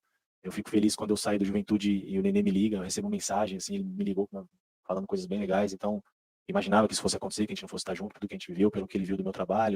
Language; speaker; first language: Portuguese; native; Portuguese